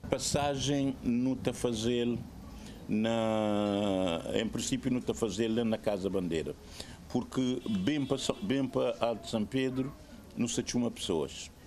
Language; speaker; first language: Portuguese; non-native, local second language; Kabuverdianu